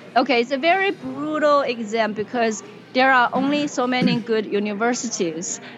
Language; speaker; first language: English; non-native, fluent; Chinese